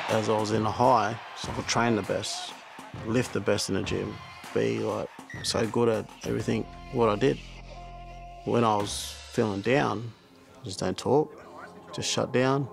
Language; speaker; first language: English; native; English